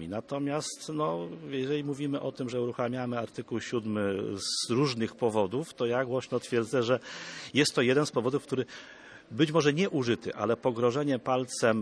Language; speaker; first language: Polish; native; Polish